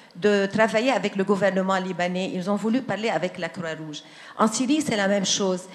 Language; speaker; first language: French; non-native, local second language; Arabic